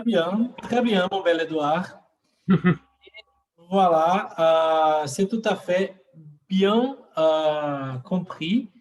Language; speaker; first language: French; non-native, learner; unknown